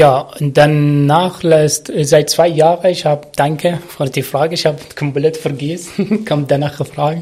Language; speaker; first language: German; non-native, learner; Arabic